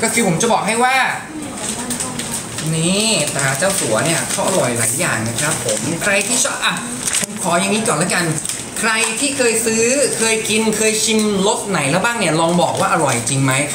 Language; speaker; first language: Thai; native; Thai